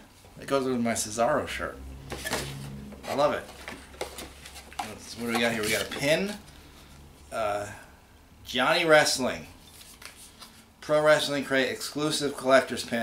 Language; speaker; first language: English; native; English